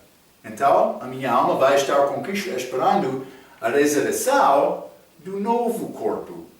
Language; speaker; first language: Portuguese; non-native, fluent; English